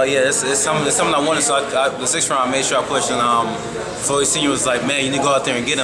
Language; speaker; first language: English; native; English